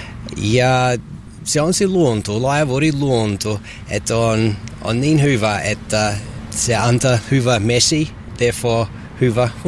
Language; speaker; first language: Finnish; non-native, learner; English